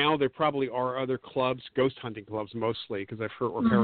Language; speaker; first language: English; native; English